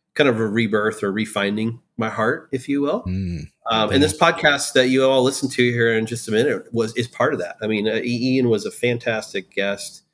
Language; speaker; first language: English; native; English